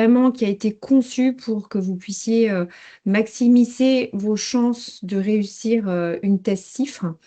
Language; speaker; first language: French; native; French